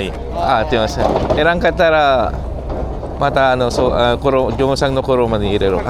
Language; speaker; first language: Japanese; non-native, learner; Filipino